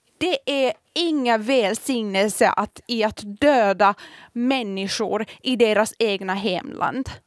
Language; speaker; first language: Swedish; early bilingual, other home language; Kurdish